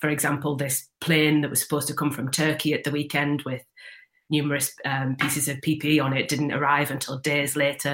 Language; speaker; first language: English; native; English